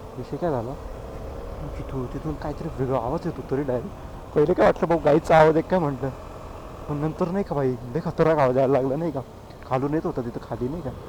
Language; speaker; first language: Marathi; non-native, local second language; Lambadi